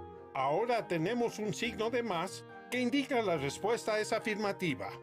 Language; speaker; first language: Spanish; native; Spanish